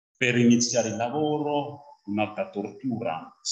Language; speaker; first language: Italian; non-native, fluent; French